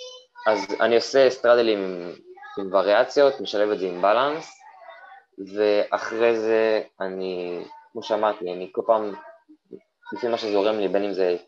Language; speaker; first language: Hebrew; native; Hebrew